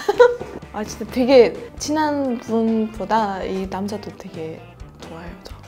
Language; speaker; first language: Korean; non-native, fluent; Russian